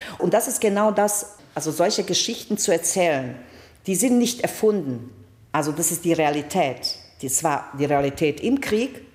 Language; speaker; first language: German; non-native, fluent; Bosnian